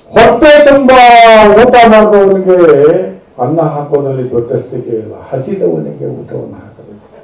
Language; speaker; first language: Kannada; native; Kannada